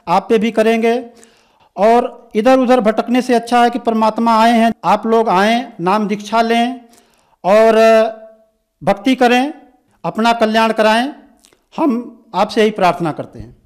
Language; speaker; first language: Hindi; native; Hindi